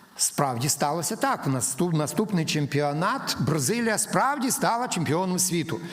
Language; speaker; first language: Ukrainian; native; Ukrainian